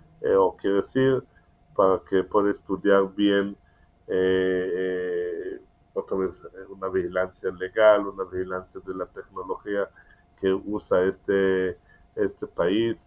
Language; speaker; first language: Spanish; non-native, learner; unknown